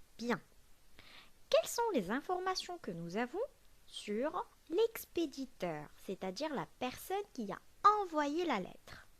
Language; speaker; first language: French; non-native, local second language; Arabic